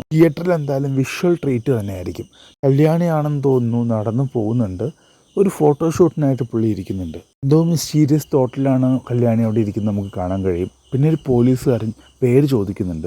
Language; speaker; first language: Malayalam; native; Malayalam